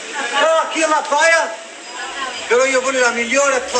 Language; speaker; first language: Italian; non-native, fluent; Albanian